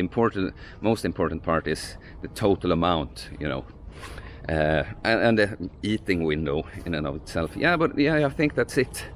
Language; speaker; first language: English; non-native, fluent; Swedish